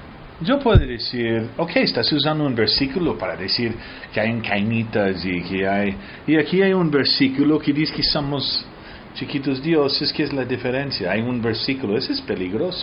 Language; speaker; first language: Spanish; early bilingual, heritage; Spanish